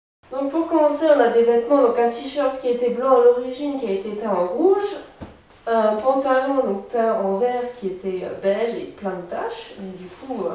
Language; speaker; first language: French; native; French